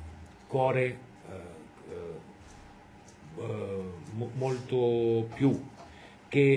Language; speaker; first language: Italian; non-native, fluent; French